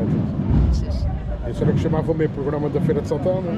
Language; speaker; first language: Portuguese; native; Portuguese